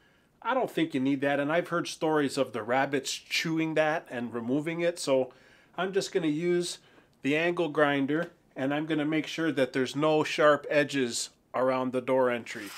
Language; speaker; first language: English; native; English